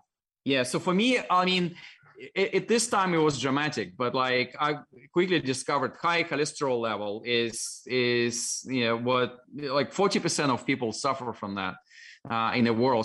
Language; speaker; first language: English; non-native, fluent; Russian